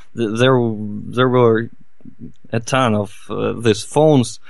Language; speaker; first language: English; non-native, fluent; Russian